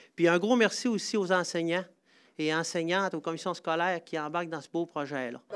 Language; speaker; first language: French; native; French